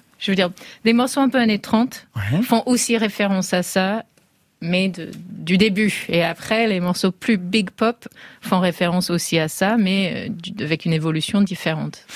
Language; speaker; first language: French; non-native, fluent; English